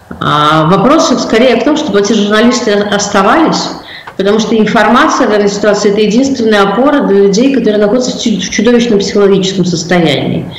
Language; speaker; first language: Russian; native; Russian